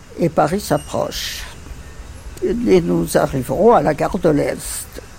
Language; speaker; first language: French; early bilingual, other home language; Yiddish